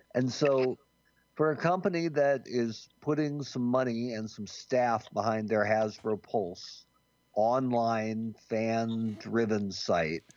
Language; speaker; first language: English; native; English